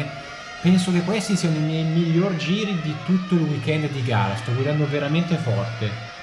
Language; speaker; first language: Italian; native; Italian